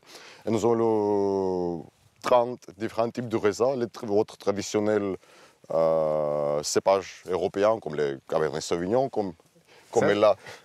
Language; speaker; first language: French; non-native, fluent; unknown